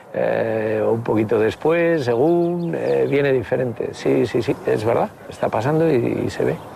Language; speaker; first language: Spanish; native; Spanish